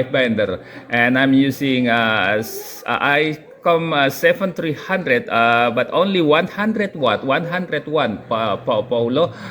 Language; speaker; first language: English; non-native, local second language; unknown